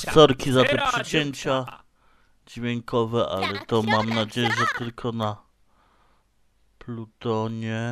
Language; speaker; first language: Polish; native; Polish